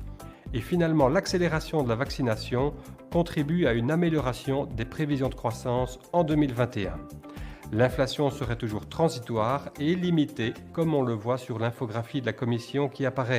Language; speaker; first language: French; native; French